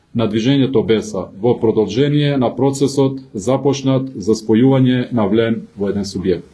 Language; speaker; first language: Macedonian; non-native, local second language; Albanian